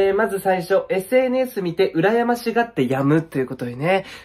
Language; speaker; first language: Japanese; native; Japanese